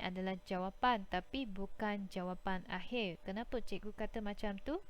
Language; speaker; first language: Malay; native; Malay